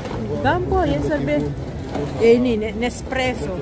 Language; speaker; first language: Hebrew; non-native, learner; Filipino